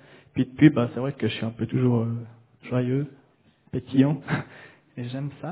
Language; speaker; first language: French; native; French